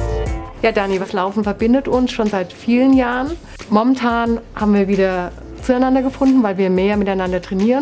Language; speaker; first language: German; native; German